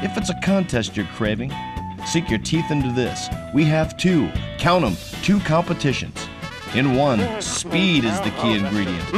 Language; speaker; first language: English; native; English